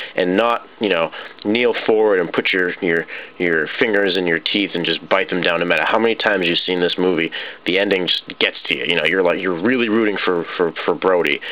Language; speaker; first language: English; native; English